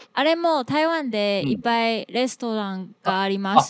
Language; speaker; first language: Japanese; non-native, fluent; Chinese